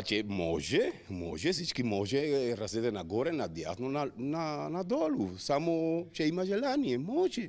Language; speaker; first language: Bulgarian; non-native, learner; Spanish